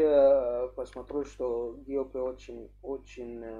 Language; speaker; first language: Russian; non-native, learner; English